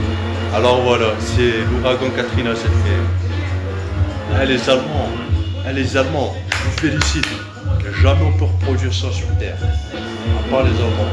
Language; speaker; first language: French; native; French